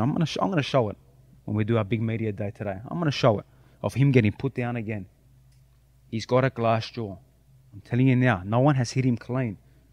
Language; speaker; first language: English; native; English